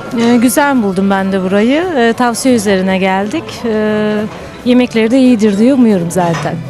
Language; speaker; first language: Turkish; early bilingual, other home language; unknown